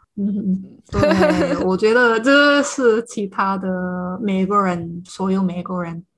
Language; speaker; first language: Chinese; non-native, fluent; English